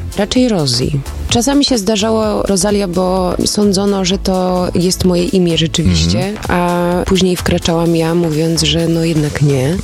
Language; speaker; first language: Polish; early bilingual, other home language; German